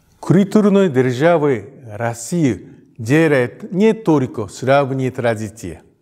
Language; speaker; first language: Russian; non-native, fluent; Japanese